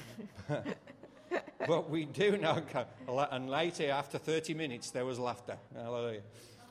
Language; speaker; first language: English; native; English